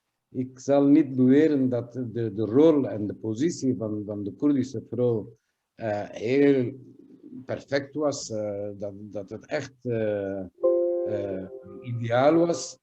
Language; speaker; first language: Dutch; non-native, fluent; Kurdish